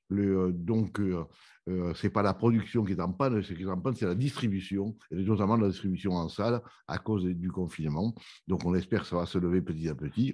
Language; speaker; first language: French; native; French